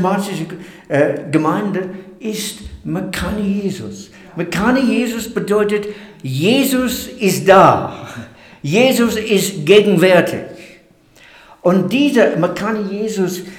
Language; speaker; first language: German; non-native, fluent; English